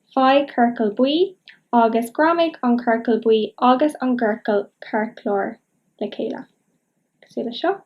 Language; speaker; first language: Irish; non-native, local second language; English